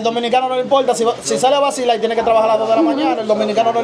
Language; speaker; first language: Spanish; native; Spanish